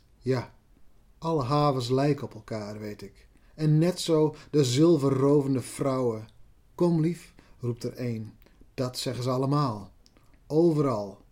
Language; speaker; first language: Dutch; non-native, local second language; Western Frisian